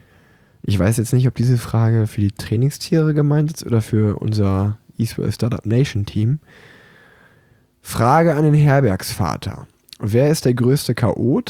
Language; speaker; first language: German; native; German